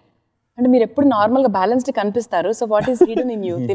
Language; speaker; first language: Telugu; native; Telugu